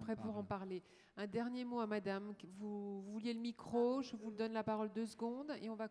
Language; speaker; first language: French; native; French